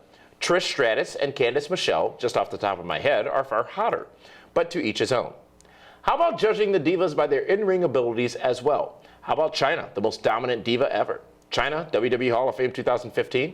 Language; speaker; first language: English; native; English